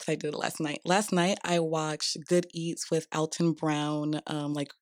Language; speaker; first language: English; native; English